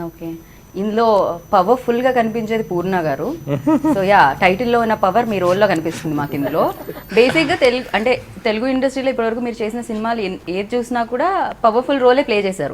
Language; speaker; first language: Telugu; native; Telugu